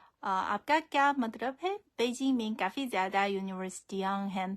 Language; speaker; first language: Hindi; non-native, fluent; Chinese